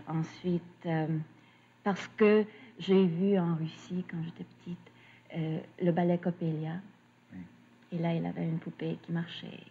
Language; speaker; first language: French; early bilingual, other home language; Russian